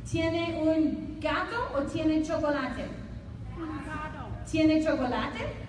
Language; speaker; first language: Spanish; non-native, fluent; English